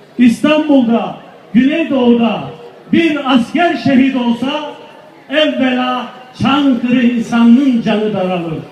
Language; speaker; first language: Turkish; native; Turkish